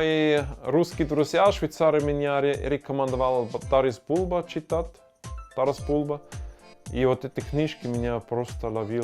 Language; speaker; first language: Russian; non-native, learner; German